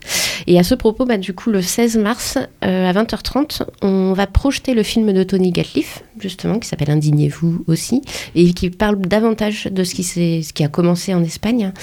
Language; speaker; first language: French; native; French